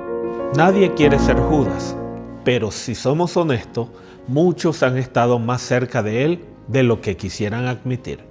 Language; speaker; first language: Spanish; native; Spanish